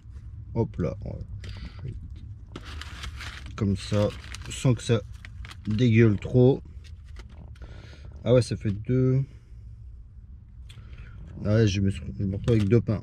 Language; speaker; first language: French; native; French